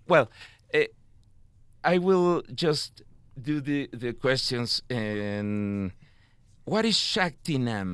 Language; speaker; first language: English; non-native, learner; Spanish